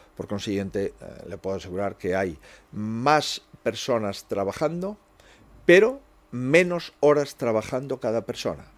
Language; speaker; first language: Spanish; native; Spanish